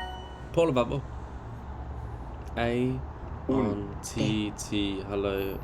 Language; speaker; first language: Spanish; non-native, learner; English